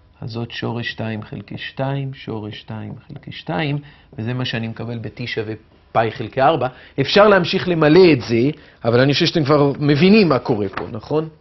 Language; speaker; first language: Hebrew; native; Hebrew